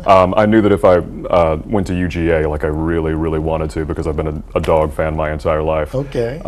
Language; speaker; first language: English; native; English